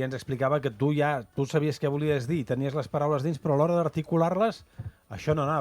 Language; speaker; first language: Catalan; native; Catalan